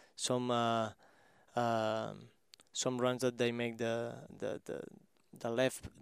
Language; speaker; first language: English; non-native, fluent; Spanish